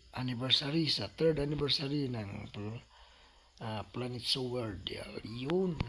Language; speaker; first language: Filipino; non-native, local second language; Cebuano